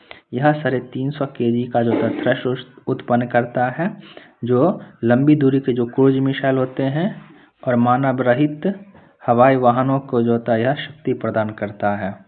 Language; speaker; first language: Hindi; native; Hindi